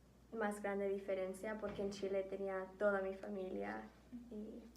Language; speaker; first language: Spanish; early bilingual, heritage; Spanish